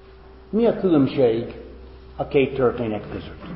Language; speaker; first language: Hungarian; non-native, fluent; English